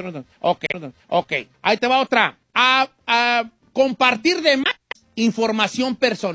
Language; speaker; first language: Spanish; native; Spanish